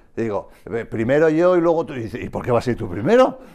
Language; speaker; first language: Spanish; native; Spanish